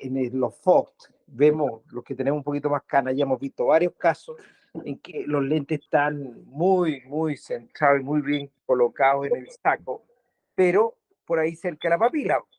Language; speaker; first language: Spanish; native; Spanish